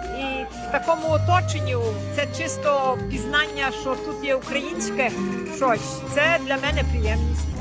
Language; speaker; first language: Ukrainian; early bilingual, heritage; Ukrainian